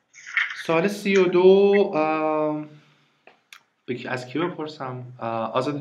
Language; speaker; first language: Persian; native; Persian